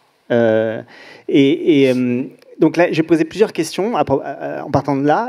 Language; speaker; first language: French; native; French